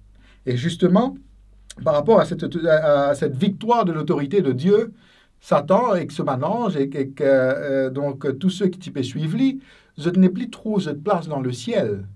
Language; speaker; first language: French; non-native, local second language; Haitian Creole